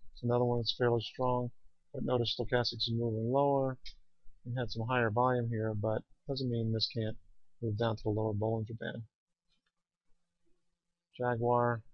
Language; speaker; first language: English; native; English